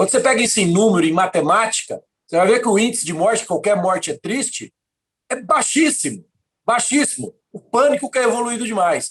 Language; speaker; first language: Portuguese; native; Portuguese